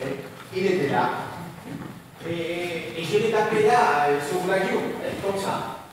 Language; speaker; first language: French; non-native, learner; Spanish